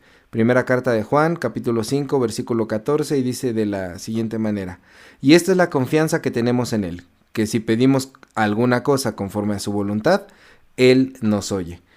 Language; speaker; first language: Spanish; native; Spanish